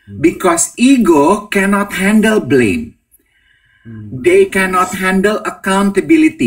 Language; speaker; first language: English; non-native, fluent; Indonesian